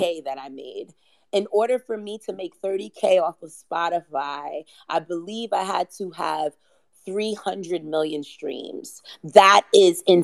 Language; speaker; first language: English; native; English